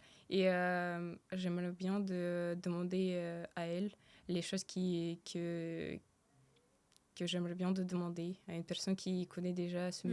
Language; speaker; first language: French; early bilingual, other home language; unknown